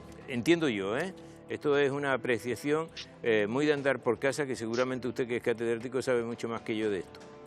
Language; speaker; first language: Spanish; native; Spanish